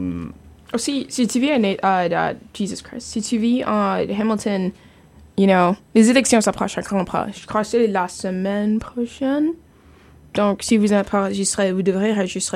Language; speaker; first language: French; non-native, local second language; English